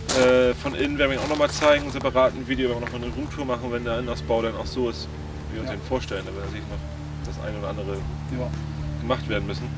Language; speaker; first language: German; native; German